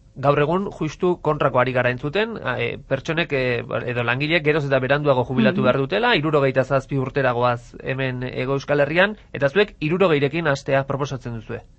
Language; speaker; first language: Basque; native; Basque